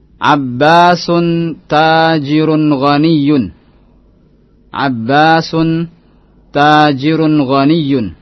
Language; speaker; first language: Arabic; non-native, fluent; Indonesian